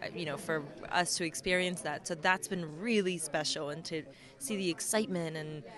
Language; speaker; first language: English; native; English